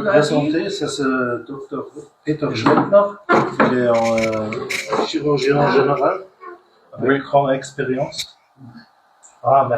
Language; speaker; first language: French; non-native, fluent; German